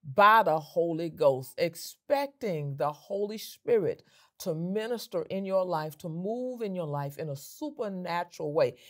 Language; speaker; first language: English; native; English